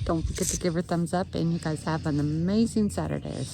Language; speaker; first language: English; native; English